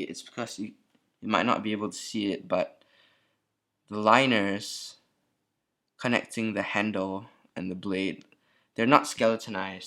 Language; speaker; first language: English; native; English